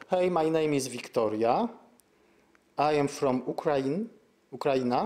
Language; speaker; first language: English; non-native, learner; Polish